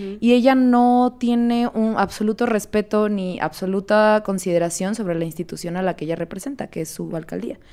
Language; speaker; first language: Spanish; native; Spanish